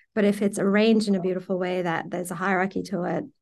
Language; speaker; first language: English; early bilingual, other home language; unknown